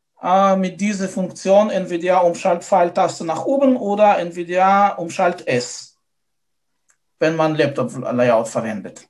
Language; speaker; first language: German; non-native, fluent; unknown